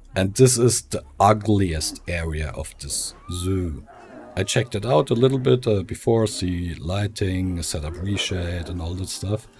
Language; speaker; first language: English; non-native, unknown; German